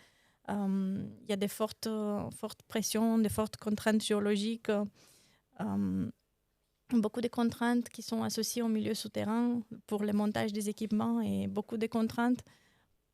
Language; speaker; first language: French; non-native, fluent; Romanian